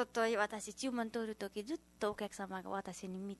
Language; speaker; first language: Japanese; non-native, learner; Nepali